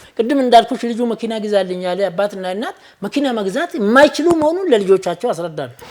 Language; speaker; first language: Amharic; non-native, local second language; Oromo